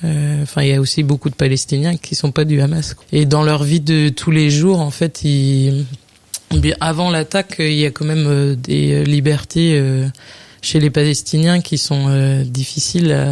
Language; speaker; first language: French; native; French